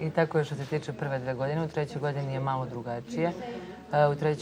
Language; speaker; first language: Bosnian; native; Bosnian